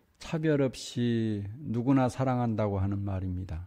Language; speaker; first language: Korean; native; Korean